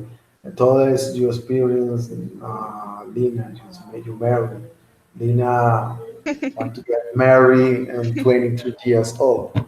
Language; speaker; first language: English; non-native, learner; Spanish